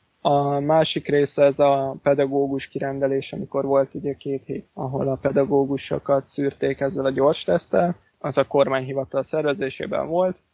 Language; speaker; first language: Hungarian; native; Hungarian